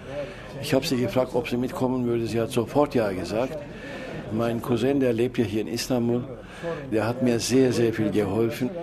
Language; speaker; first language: German; early bilingual, other home language; Turkish